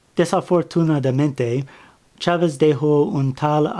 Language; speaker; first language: Spanish; non-native, learner; English